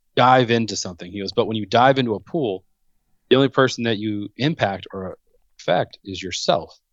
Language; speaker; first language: English; native; English